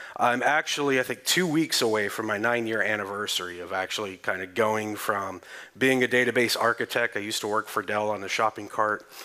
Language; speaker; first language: English; native; English